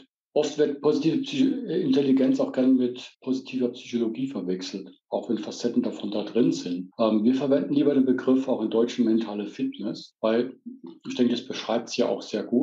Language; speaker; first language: German; native; German